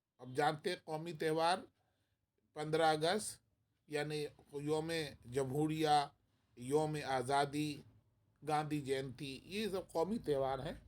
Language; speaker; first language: Urdu; native; Urdu